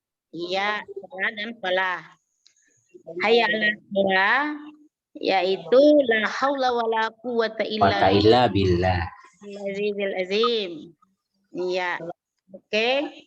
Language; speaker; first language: Indonesian; native; Indonesian